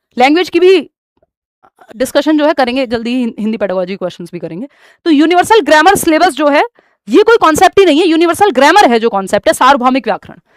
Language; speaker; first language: Hindi; native; Hindi